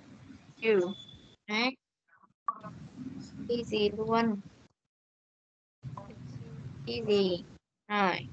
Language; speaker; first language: Vietnamese; native; Vietnamese